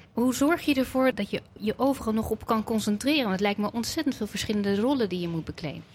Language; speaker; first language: Dutch; native; Dutch